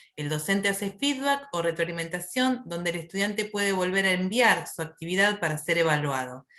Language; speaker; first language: Spanish; native; Spanish